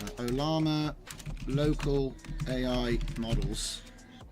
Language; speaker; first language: English; native; English